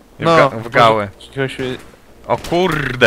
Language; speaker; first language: Polish; native; Polish